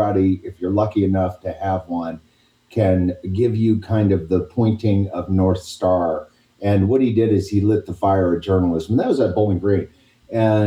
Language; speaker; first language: English; native; English